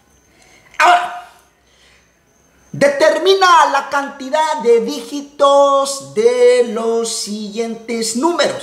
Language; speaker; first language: Spanish; native; Spanish